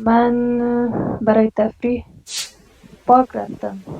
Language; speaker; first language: Persian; non-native, learner; Urdu